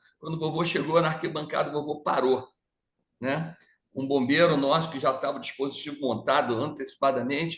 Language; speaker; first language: Portuguese; native; Portuguese